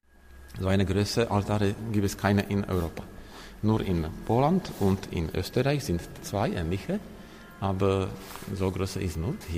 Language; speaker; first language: German; non-native, learner; Czech